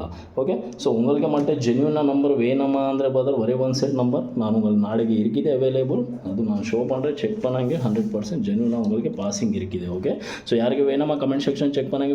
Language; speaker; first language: Tamil; non-native, learner; Kannada